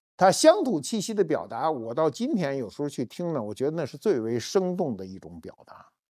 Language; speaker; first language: Chinese; native; Chinese